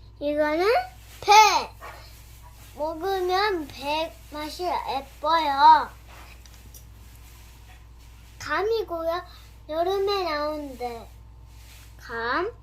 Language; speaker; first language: Korean; early bilingual, other home language; Telugu